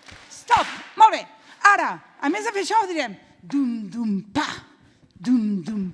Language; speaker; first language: Catalan; native; Catalan